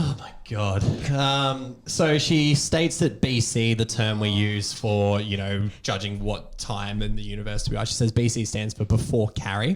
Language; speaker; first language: English; native; English